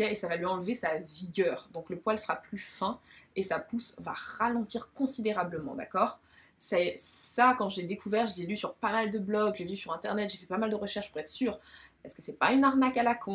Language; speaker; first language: French; native; French